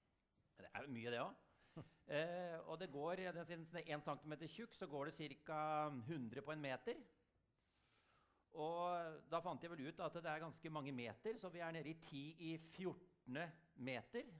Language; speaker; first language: Norwegian; native; Norwegian